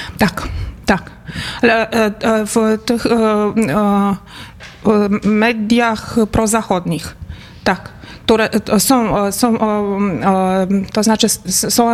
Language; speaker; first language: Polish; non-native, fluent; Romanian